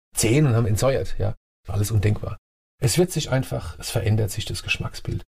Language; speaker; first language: German; native; German